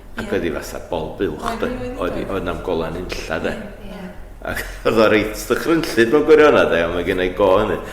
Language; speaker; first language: Welsh; native; Welsh